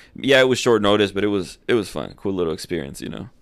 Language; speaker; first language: English; early bilingual, other home language; Spanish